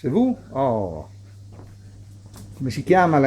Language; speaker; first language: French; non-native, learner; Italian